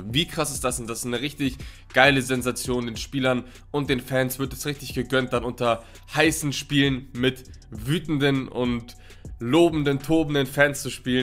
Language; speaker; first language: German; native; German